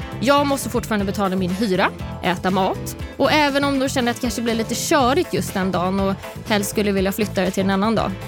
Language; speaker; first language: Swedish; native; Swedish